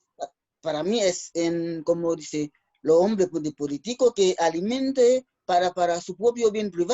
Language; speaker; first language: Spanish; non-native, learner; Haitian Creole